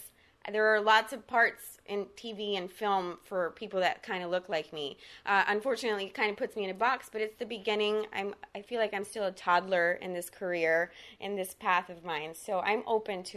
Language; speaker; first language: English; early bilingual, other home language; Spanish